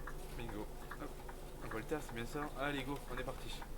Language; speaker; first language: French; native; French